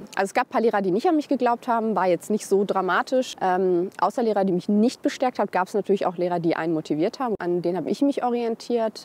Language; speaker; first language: German; early bilingual, other home language; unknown